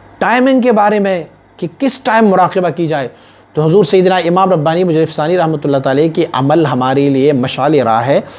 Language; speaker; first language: Urdu; non-native, local second language; Pashto